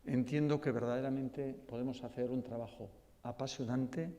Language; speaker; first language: Spanish; non-native, local second language; Basque